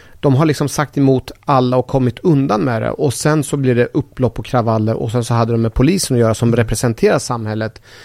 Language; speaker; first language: Swedish; early bilingual, other home language; Persian